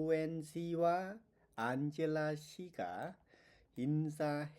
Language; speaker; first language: Korean; non-native, fluent; Khmer